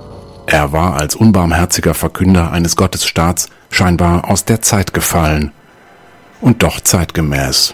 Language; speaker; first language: German; native; German